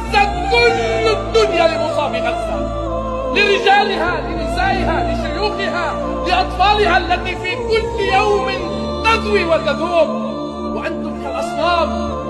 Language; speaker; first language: Arabic; native; Arabic